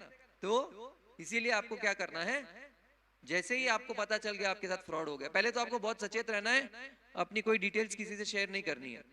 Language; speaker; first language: Hindi; non-native, local second language; Gujarati